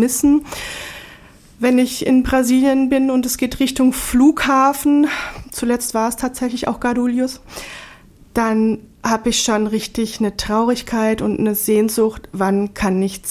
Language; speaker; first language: German; native; German